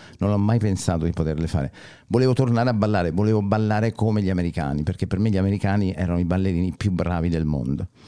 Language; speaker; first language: Italian; native; Italian